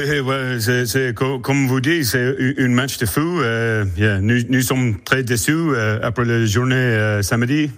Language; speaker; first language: French; non-native, learner; English